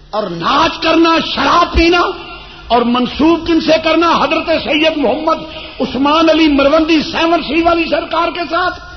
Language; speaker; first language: Urdu; non-native, local second language; Punjabi